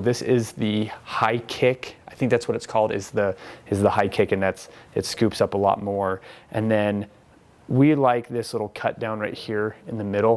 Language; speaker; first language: English; native; English